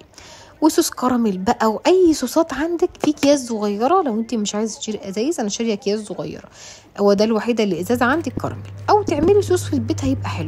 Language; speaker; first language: Arabic; native; Arabic